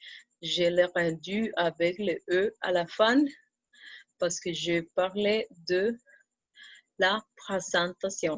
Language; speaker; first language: French; non-native, fluent; Spanish